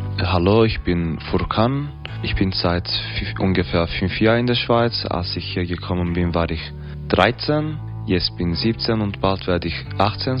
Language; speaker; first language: German; non-native, fluent; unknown